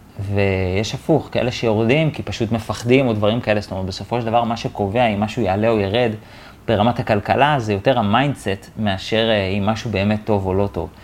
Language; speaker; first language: Hebrew; native; Hebrew